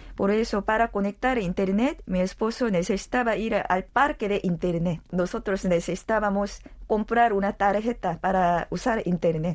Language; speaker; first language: Spanish; non-native, learner; Korean